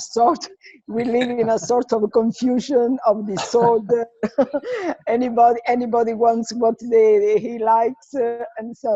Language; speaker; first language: English; non-native, fluent; Italian